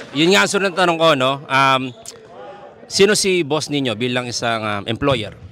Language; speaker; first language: Filipino; native; Filipino